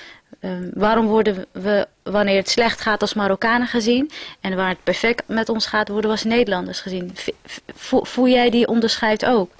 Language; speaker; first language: Dutch; early bilingual, other home language; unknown